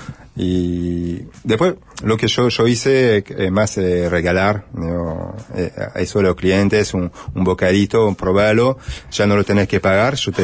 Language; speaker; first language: Spanish; non-native, fluent; French